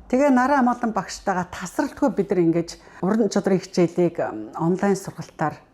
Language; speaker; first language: Mongolian; native; Mongolian